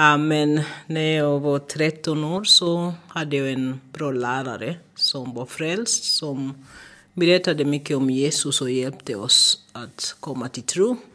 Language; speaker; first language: Swedish; non-native, fluent; Swahili